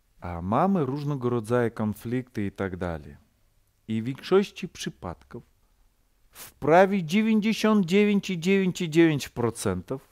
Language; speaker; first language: Polish; non-native, fluent; Ukrainian